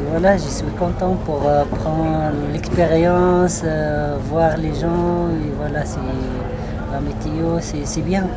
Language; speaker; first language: French; non-native, learner; Arabic